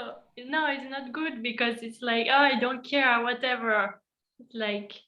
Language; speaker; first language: English; non-native, fluent; French